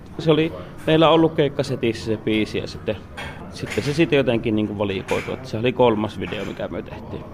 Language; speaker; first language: Finnish; native; Finnish